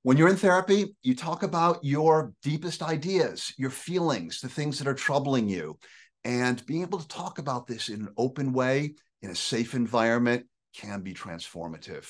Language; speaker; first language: English; native; English